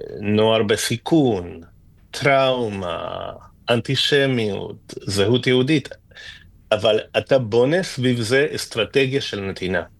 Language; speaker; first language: Hebrew; non-native, fluent; Spanish